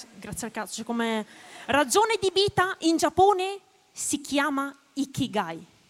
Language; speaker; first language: Italian; native; Italian